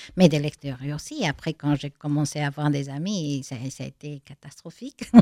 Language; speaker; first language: French; non-native, fluent; Spanish